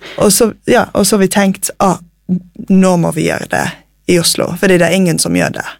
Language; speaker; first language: Norwegian; non-native, fluent; English